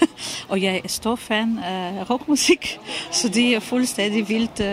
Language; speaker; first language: Danish; non-native, fluent; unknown